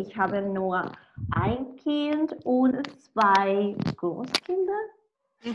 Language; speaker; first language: German; non-native, learner; Spanish